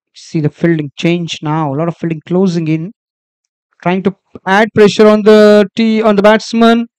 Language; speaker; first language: English; non-native, local second language; Marathi